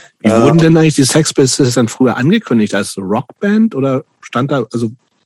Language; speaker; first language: German; native; German